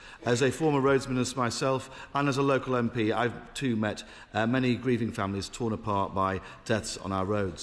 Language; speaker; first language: English; native; English